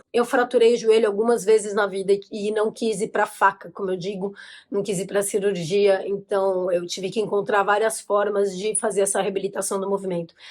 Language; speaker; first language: Portuguese; native; Portuguese